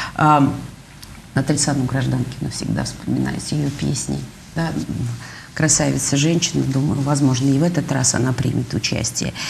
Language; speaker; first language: Russian; native; Russian